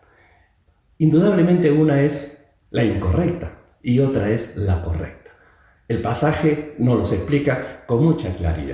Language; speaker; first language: Spanish; native; Spanish